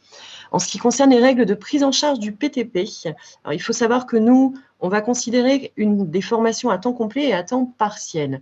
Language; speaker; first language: French; native; French